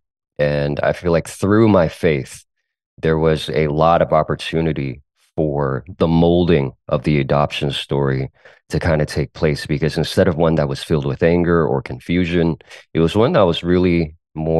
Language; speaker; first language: English; early bilingual, other home language; Cantonese